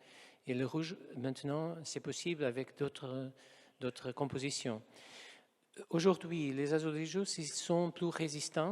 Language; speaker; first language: French; non-native, fluent; Portuguese